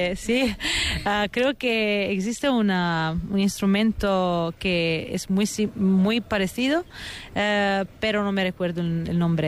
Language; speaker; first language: Spanish; non-native, fluent; Italian